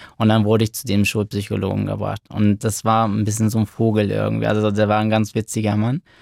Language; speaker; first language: German; early bilingual, other home language; Arabic